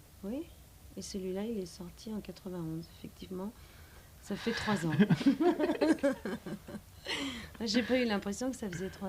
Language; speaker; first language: French; native; French